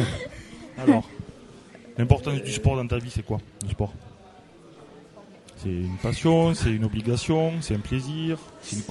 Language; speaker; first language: French; native; French